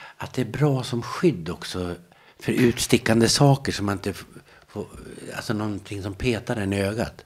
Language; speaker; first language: Swedish; native; Swedish